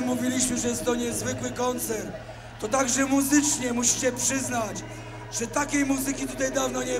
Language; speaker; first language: Polish; native; Polish